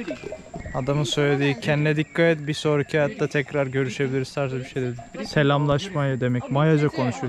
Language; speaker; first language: Turkish; native; Turkish